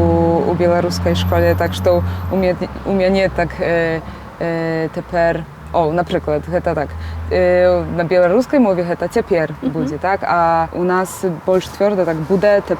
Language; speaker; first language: Belarusian; non-native, local second language; Polish